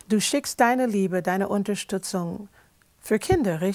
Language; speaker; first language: German; non-native, fluent; English